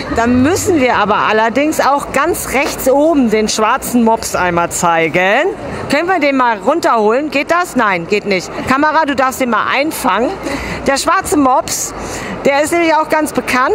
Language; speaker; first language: German; native; German